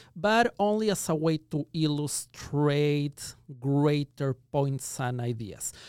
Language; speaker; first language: English; non-native, fluent; Spanish